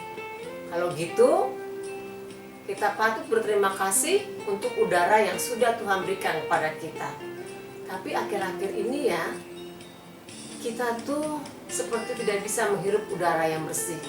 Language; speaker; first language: Indonesian; native; Indonesian